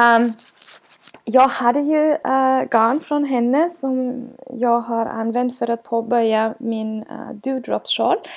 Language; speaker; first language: Swedish; non-native, fluent; German